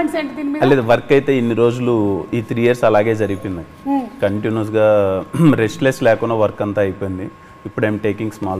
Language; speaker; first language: Telugu; native; Telugu